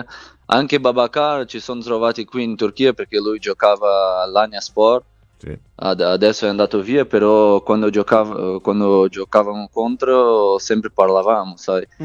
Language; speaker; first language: Italian; non-native, fluent; Portuguese